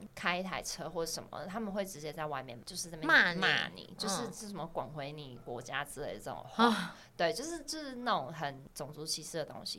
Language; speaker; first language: Chinese; native; Chinese